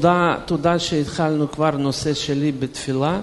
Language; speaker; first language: Hebrew; non-native, fluent; Russian